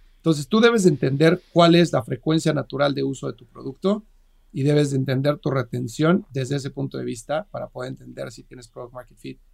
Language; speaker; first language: Spanish; native; Spanish